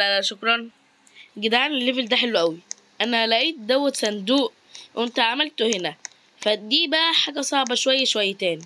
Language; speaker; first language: Arabic; native; Arabic